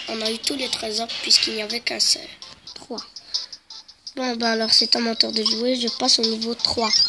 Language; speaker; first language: French; native; French